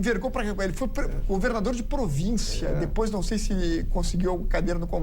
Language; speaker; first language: Portuguese; native; Portuguese